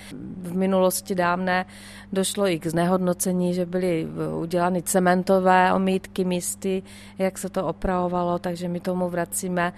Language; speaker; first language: Czech; native; Czech